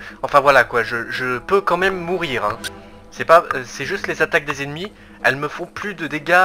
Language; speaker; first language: French; native; French